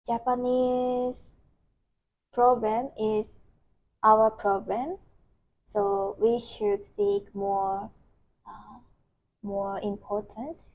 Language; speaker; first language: English; non-native, learner; Japanese